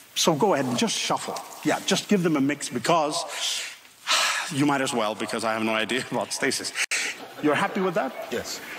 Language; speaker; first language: English; non-native, fluent; Finnish